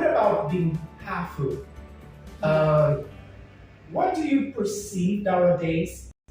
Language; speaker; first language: English; non-native, fluent; Portuguese